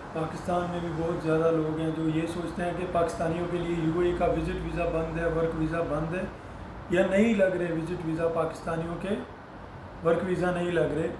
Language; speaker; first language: Urdu; non-native, local second language; Punjabi